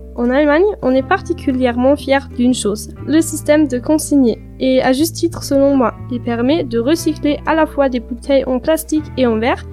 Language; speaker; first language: French; non-native, fluent; German